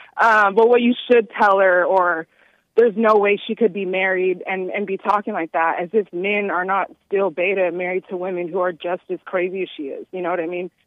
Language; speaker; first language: English; native; English